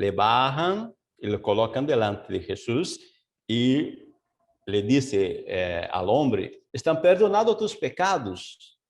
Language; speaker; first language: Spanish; non-native, fluent; Portuguese